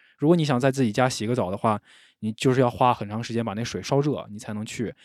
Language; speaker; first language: Chinese; native; Chinese